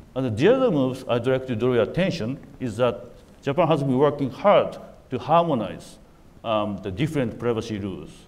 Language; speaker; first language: English; non-native, fluent; Japanese